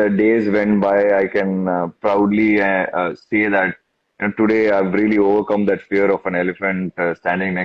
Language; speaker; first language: English; non-native, local second language; Tamil